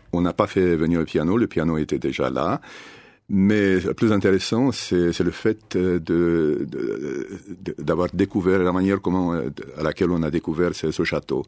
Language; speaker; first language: French; non-native, fluent; Romanian